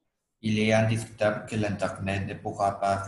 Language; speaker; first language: French; non-native, fluent; Spanish